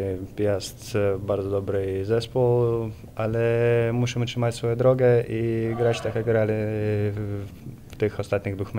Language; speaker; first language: Polish; non-native, fluent; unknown